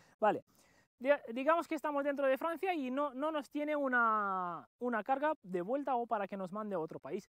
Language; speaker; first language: Spanish; non-native, fluent; Romanian